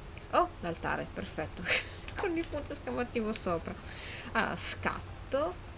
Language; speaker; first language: Italian; native; Italian